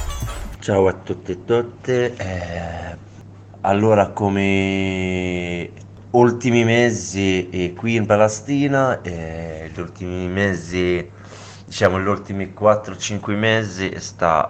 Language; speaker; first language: Italian; non-native, learner; Arabic